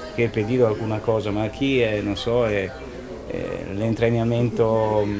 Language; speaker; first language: Spanish; non-native, learner; Italian